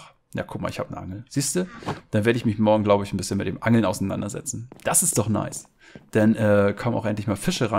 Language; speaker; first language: German; native; German